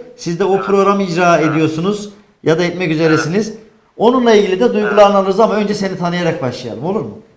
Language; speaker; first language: Turkish; native; Turkish